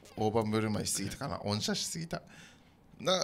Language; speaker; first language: Japanese; native; Japanese